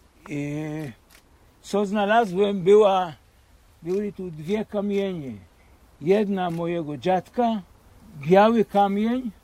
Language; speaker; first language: Polish; early bilingual, heritage; Polish